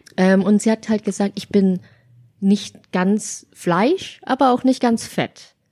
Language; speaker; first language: German; native; German